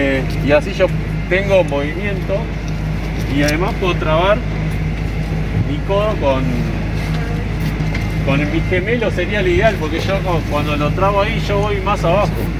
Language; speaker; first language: Spanish; native; Spanish